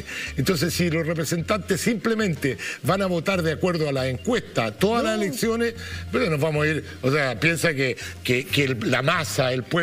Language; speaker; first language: Spanish; native; Spanish